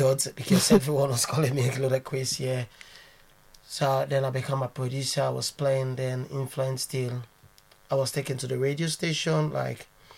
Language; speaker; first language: English; non-native, local second language; Krio